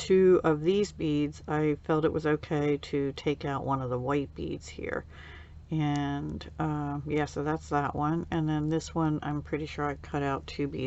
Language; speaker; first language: English; native; English